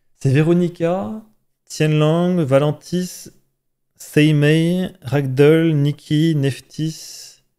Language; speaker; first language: French; native; French